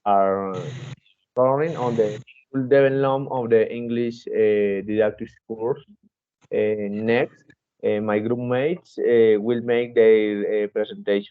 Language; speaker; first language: English; non-native, learner; Spanish